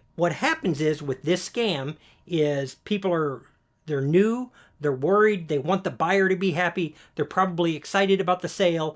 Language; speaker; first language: English; native; English